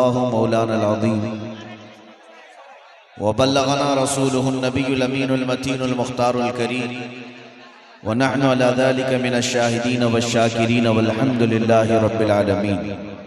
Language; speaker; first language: Urdu; native; Urdu